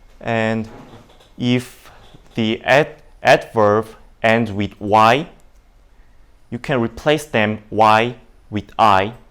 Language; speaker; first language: English; non-native, learner; Indonesian